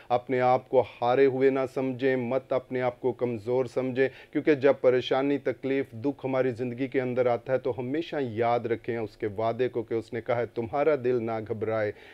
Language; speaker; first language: Urdu; non-native, local second language; Punjabi